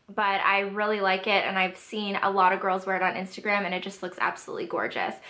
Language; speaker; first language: English; native; English